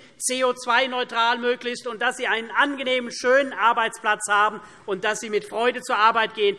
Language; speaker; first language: German; native; German